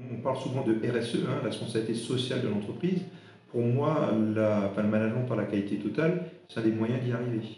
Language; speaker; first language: French; non-native, local second language; Swiss German